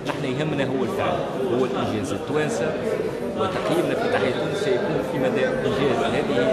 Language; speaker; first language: Arabic; native; Arabic